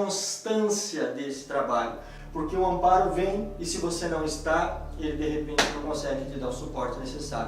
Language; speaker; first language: Portuguese; native; Portuguese